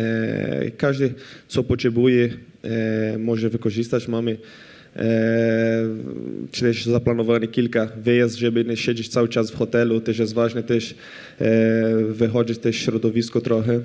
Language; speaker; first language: Polish; non-native, fluent; Portuguese